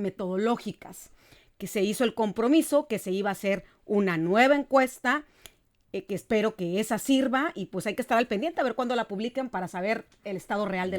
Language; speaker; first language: Spanish; native; Spanish